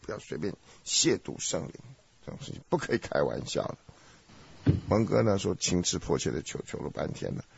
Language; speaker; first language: Chinese; native; Chinese